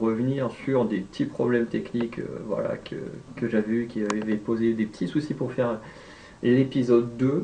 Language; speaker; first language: French; native; French